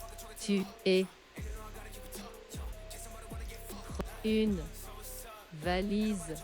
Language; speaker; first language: French; non-native, learner; English